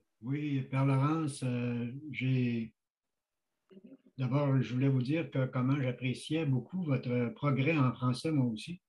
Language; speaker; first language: French; native; French